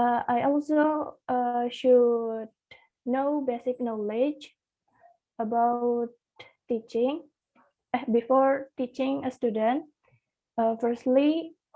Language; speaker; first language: English; non-native, learner; Indonesian